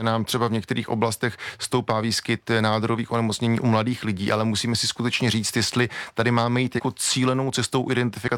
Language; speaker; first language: Czech; native; Czech